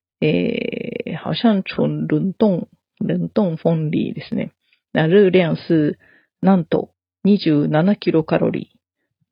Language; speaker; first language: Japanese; non-native, fluent; Chinese